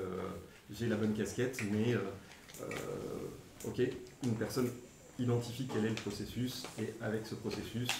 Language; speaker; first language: French; native; French